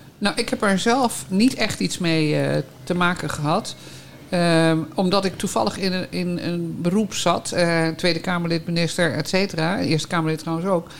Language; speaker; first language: Dutch; native; Dutch